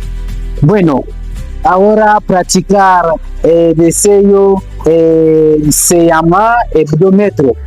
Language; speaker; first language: Spanish; non-native, learner; French